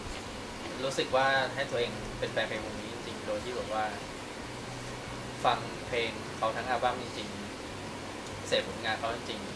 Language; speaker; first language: Thai; native; Thai